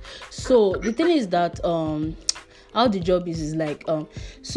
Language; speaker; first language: English; non-native, local second language; Igbo